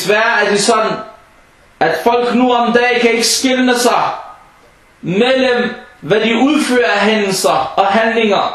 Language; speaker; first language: Danish; non-native, fluent; Arabic